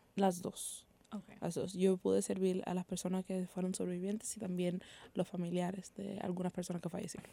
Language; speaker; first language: Spanish; native; Spanish